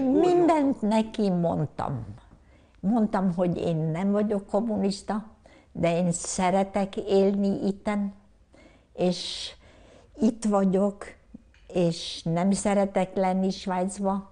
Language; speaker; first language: Hungarian; non-native, learner; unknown